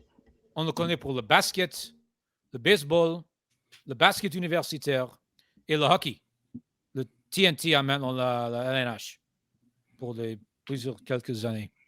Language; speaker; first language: French; non-native, fluent; English